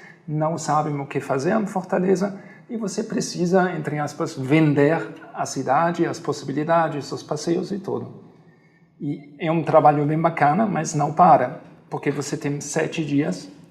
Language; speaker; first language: Portuguese; non-native, fluent; German